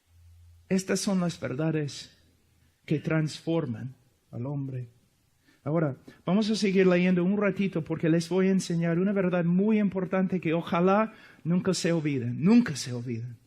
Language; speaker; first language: Spanish; non-native, fluent; English